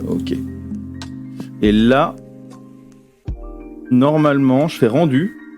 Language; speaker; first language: French; native; French